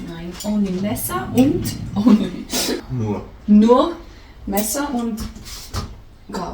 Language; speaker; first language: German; non-native, learner; English